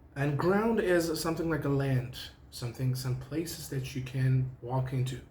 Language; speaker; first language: English; non-native, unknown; Persian